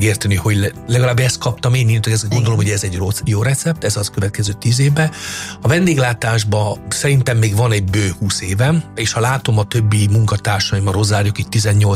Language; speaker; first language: Hungarian; non-native, fluent; Italian